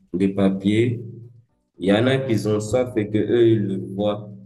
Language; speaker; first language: French; early bilingual, other home language; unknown